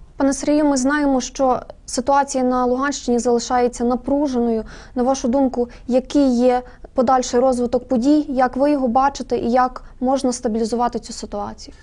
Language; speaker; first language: Ukrainian; native; Ukrainian